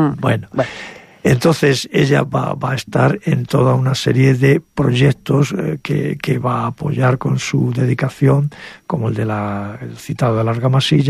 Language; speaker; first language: Spanish; native; Spanish